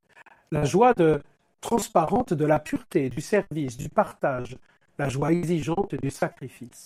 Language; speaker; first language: French; native; French